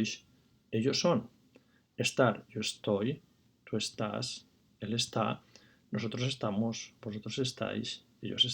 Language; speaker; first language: Spanish; non-native, fluent; English